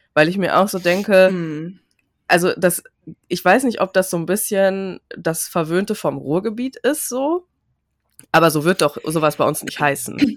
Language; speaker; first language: German; early bilingual, other home language; Turkish